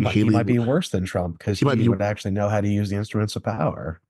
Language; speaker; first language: English; native; English